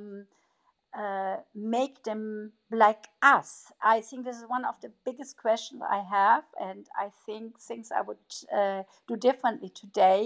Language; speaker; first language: English; non-native, fluent; German